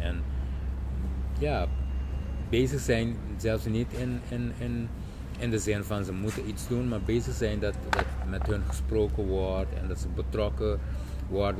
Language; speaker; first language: Dutch; non-native, local second language; Papiamento